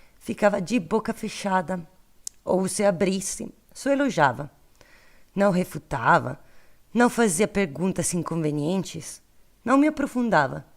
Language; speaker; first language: Portuguese; non-native, learner; Italian